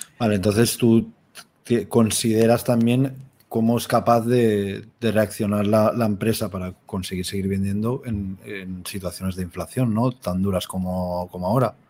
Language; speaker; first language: Spanish; native; Spanish